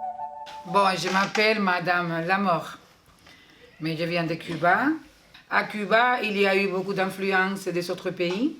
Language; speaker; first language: French; non-native, fluent; Spanish